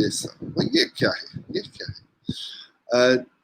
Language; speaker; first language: Hindi; non-native, learner; English